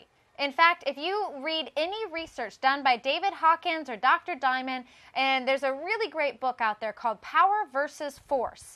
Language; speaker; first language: English; native; English